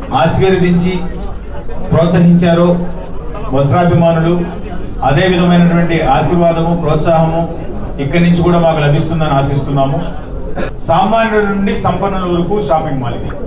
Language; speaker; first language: Telugu; native; Telugu